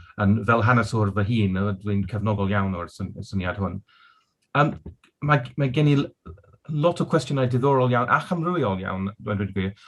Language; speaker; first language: Welsh; non-native, local second language; English